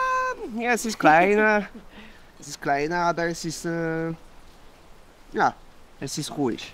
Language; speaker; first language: German; non-native, learner; French